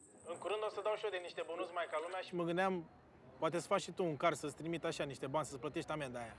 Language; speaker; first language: Romanian; native; Romanian